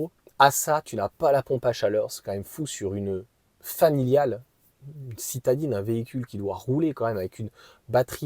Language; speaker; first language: French; native; French